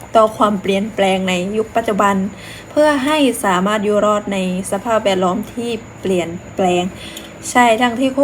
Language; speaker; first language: Thai; non-native, fluent; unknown